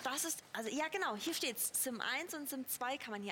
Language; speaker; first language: German; native; German